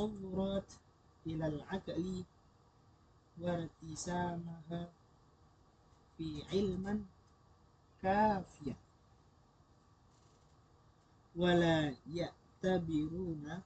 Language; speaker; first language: Arabic; non-native, learner; Indonesian